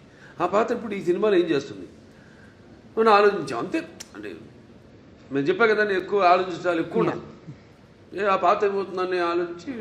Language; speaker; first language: Telugu; native; Telugu